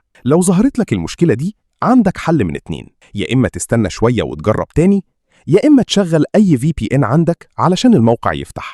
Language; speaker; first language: Arabic; native; Arabic